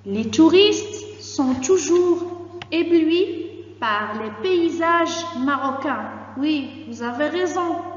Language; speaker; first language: French; non-native, local second language; Arabic